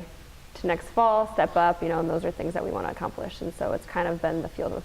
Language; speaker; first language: English; native; English